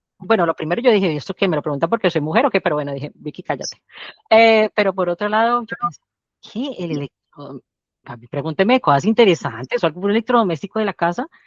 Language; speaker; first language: Spanish; native; Spanish